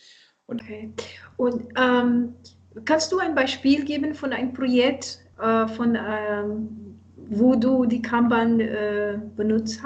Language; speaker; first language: German; non-native, learner; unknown